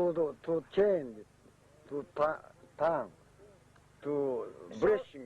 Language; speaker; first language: English; non-native, learner; Japanese